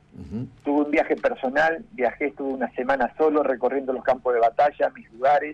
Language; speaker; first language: Spanish; native; Spanish